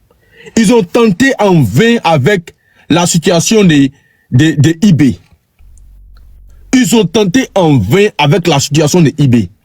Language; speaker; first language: French; native; French